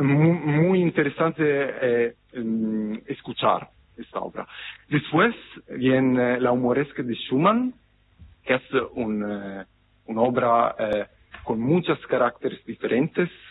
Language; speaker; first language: Spanish; non-native, fluent; Italian